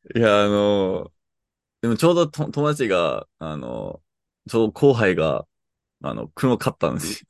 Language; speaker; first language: Japanese; non-native, fluent; English